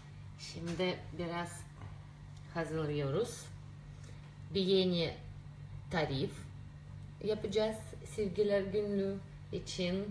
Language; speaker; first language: Turkish; non-native, learner; Russian